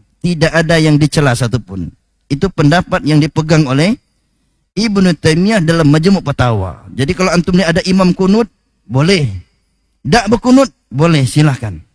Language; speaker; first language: Malay; native; Malay